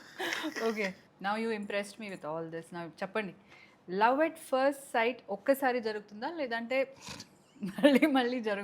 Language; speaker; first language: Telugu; non-native, local second language; Kannada